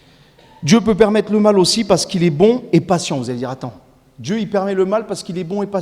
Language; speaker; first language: French; native; French